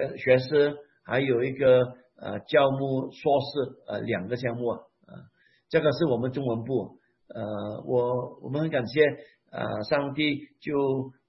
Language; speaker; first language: Chinese; non-native, local second language; Hakka Chinese